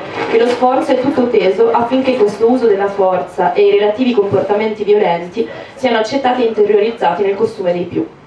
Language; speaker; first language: Italian; native; Italian